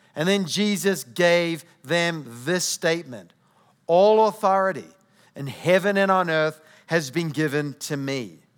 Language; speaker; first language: English; native; English